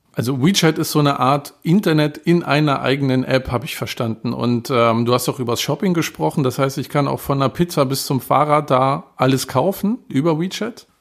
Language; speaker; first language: German; native; German